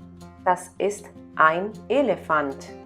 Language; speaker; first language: German; non-native, fluent; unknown